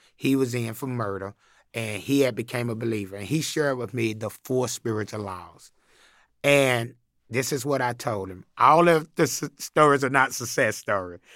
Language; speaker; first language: English; native; English